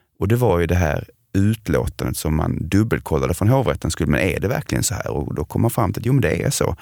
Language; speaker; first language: Swedish; native; Swedish